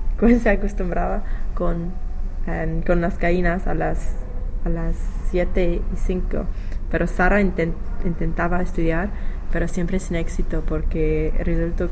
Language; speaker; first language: Spanish; non-native, learner; English